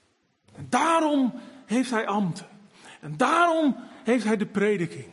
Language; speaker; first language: Dutch; native; Dutch